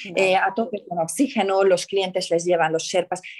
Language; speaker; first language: Spanish; non-native, fluent; Hungarian